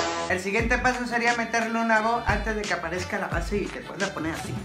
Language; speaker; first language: Spanish; native; Spanish